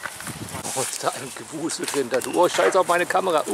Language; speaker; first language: German; native; German